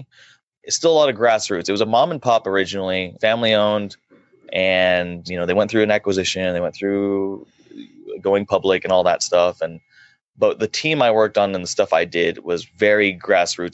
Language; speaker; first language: English; native; English